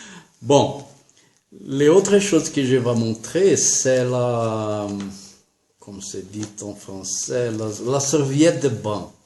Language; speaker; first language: French; non-native, learner; Portuguese